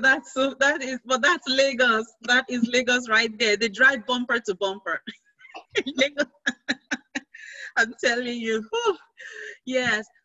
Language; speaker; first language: English; non-native, local second language; Yoruba